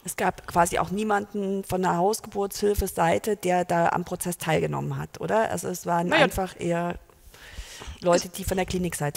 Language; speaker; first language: German; native; German